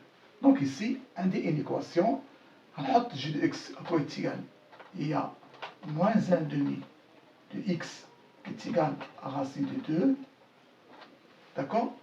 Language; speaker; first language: French; non-native, local second language; Arabic